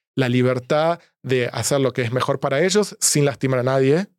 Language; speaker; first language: Spanish; native; Spanish